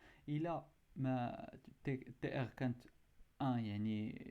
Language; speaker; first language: Arabic; native; Arabic